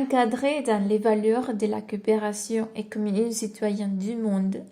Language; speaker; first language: French; non-native, learner; Spanish